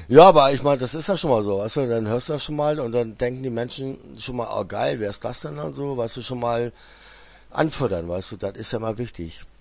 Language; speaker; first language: German; native; German